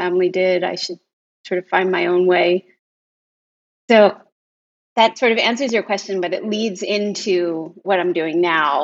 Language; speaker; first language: English; native; English